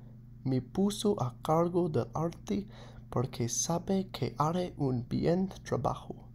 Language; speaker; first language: Spanish; non-native, learner; English